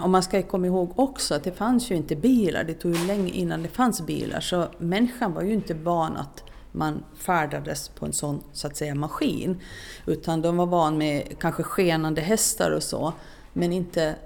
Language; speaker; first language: Swedish; native; Swedish